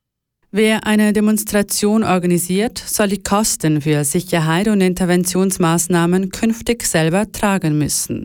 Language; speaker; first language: German; native; German